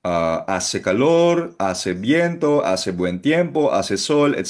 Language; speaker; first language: Spanish; non-native, fluent; Filipino